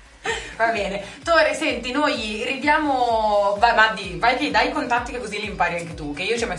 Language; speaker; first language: Italian; native; Italian